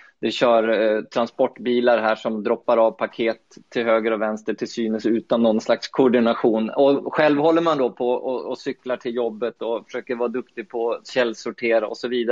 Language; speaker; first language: Swedish; native; Swedish